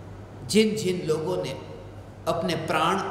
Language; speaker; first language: Hindi; non-native, local second language; Gujarati